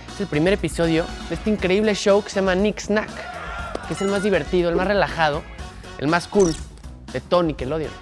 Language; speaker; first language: Spanish; native; Spanish